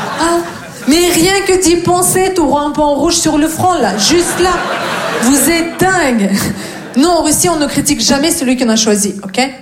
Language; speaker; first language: French; non-native, fluent; Russian